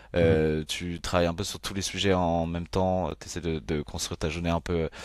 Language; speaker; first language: French; native; French